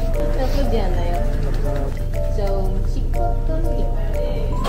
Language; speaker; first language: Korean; non-native, learner; Filipino